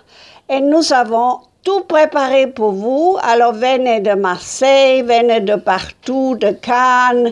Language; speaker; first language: French; non-native, fluent; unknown